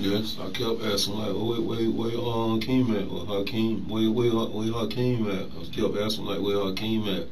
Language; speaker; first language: English; native; English